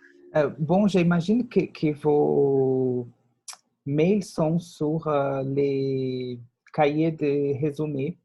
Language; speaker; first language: French; non-native, fluent; Portuguese